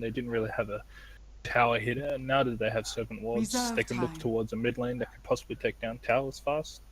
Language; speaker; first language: English; native; English